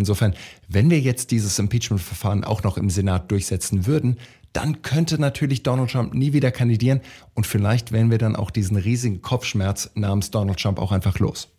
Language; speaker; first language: German; native; German